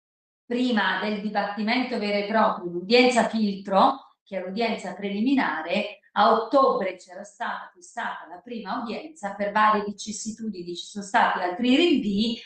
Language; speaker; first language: Italian; native; Italian